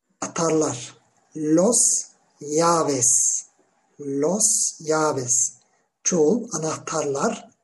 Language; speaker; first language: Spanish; non-native, learner; Turkish